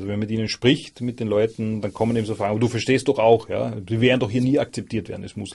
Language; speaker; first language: German; native; German